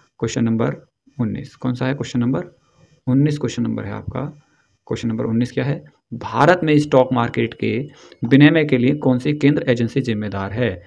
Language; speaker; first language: Hindi; native; Hindi